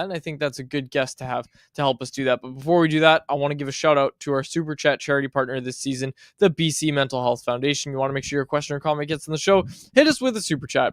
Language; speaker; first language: English; native; English